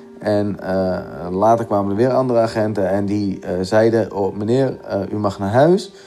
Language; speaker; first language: Dutch; early bilingual, other home language; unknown